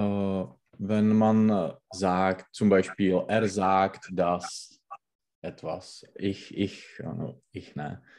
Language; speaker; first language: German; non-native, learner; Czech